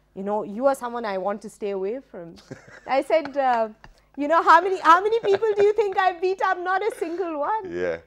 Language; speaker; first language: English; non-native, local second language; Urdu